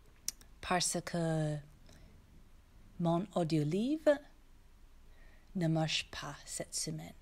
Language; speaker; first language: French; non-native, learner; English